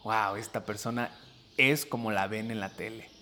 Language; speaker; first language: Spanish; early bilingual, heritage; Spanish